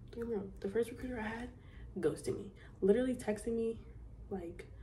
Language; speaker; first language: English; native; English